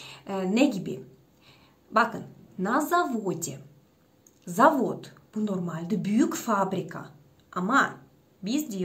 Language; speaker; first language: Turkish; non-native, fluent; Russian